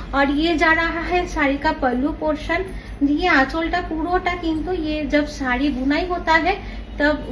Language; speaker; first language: Hindi; non-native, local second language; Bangla